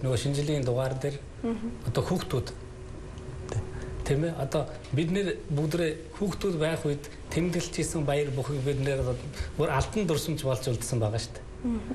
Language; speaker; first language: Mongolian; native; Mongolian